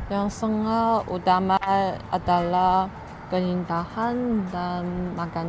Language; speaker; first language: Indonesian; non-native, learner; Chinese